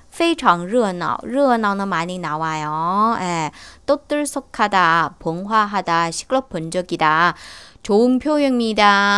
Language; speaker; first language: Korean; non-native, learner; Chinese